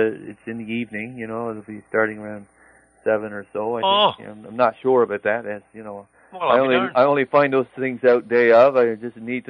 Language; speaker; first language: English; native; English